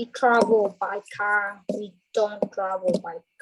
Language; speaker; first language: English; non-native, learner; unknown